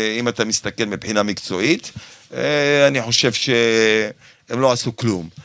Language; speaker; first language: Hebrew; native; Hebrew